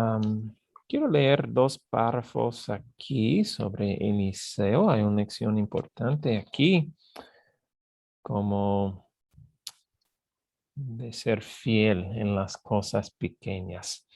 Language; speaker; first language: Spanish; non-native, fluent; English